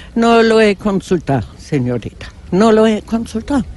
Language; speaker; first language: Spanish; non-native, fluent; German